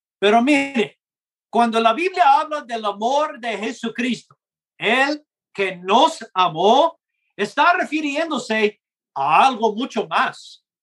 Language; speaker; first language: Spanish; non-native, fluent; English